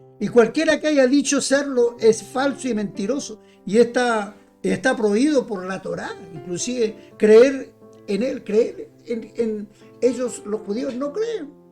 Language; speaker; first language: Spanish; native; Spanish